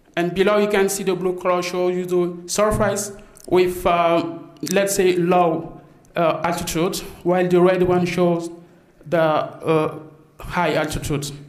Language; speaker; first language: English; non-native, fluent; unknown